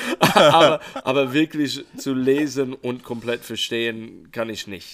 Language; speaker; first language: German; non-native, fluent; English